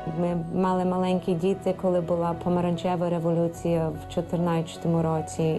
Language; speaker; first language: Ukrainian; early bilingual, heritage; Ukrainian